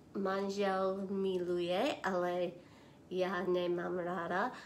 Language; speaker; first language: Czech; non-native, learner; English